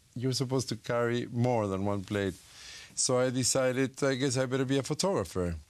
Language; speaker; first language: English; non-native, fluent; Spanish